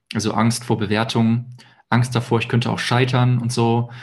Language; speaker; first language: German; native; German